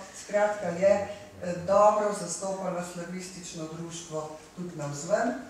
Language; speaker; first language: Slovenian; native; Slovenian